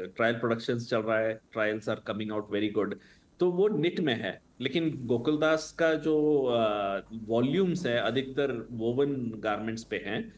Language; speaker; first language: Hindi; non-native, local second language; Tamil